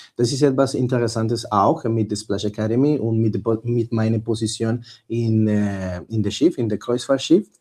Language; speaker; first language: German; non-native, learner; Spanish